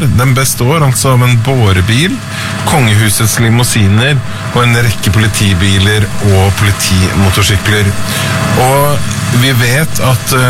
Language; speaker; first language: Norwegian; native; Norwegian